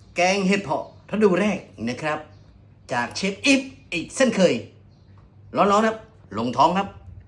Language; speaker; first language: Thai; native; Thai